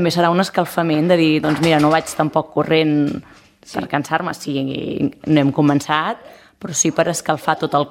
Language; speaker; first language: Catalan; native; Catalan